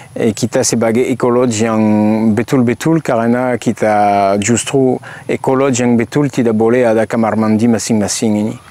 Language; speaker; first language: Indonesian; non-native, fluent; French